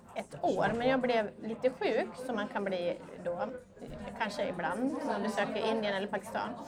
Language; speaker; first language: Swedish; native; Swedish